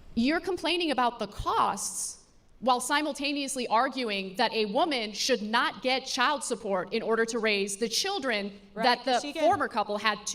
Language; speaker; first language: English; native; English